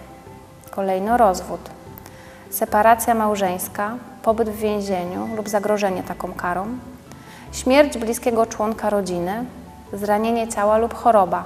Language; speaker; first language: Polish; native; Polish